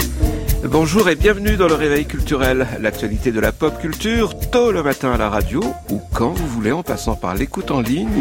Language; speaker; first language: French; native; French